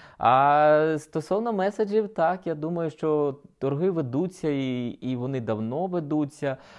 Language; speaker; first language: Ukrainian; native; Ukrainian